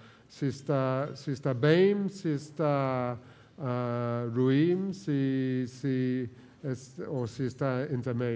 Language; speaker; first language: Portuguese; non-native, fluent; Spanish